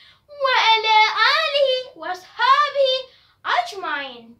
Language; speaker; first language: Arabic; non-native, learner; Malay